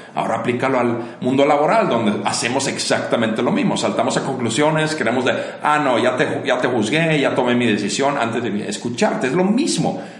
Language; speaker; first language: Spanish; non-native, fluent; Finnish